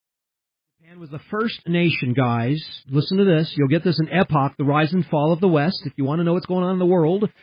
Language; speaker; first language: English; early bilingual, heritage; English